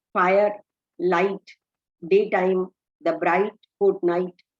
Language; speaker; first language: English; non-native, local second language; Hindi